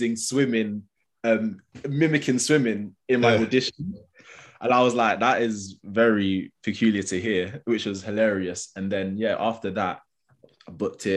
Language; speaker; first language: English; native; English